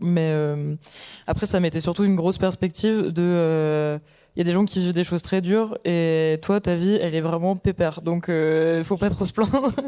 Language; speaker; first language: French; native; French